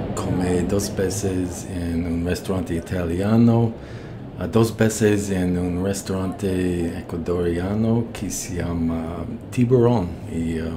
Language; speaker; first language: Spanish; non-native, learner; English